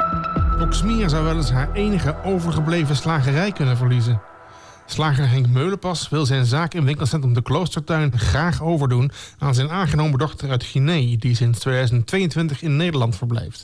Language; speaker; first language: Dutch; native; Dutch